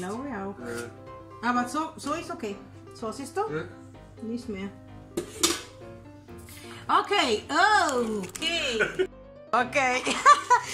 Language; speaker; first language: German; non-native, learner; Spanish